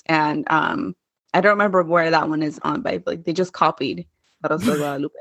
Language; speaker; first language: English; native; English